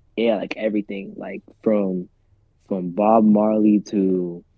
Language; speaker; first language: English; native; English